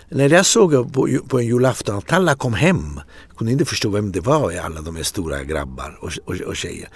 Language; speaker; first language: Swedish; non-native, fluent; Italian